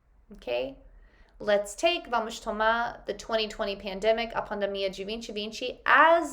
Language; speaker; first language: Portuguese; non-native, fluent; English